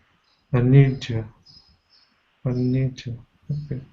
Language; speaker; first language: English; non-native, learner; Spanish